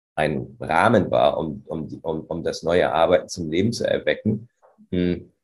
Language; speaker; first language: German; native; German